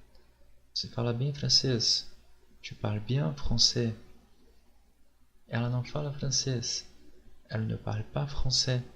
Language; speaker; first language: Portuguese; non-native, fluent; French